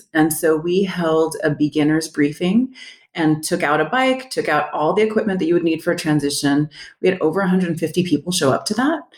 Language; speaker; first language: English; native; English